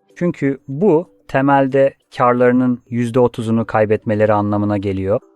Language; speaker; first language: Turkish; non-native, fluent; Polish